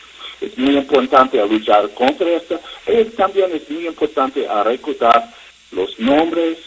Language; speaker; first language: Spanish; non-native, learner; English